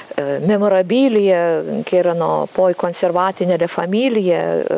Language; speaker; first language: Italian; non-native, fluent; Lithuanian